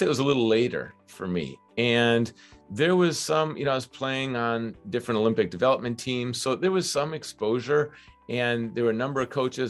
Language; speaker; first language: English; native; English